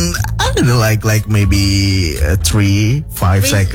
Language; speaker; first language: English; non-native, learner; Indonesian